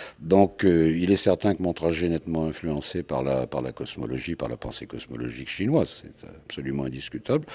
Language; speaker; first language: French; native; French